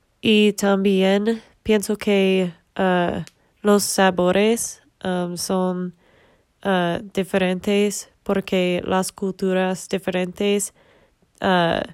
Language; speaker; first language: Spanish; non-native, learner; English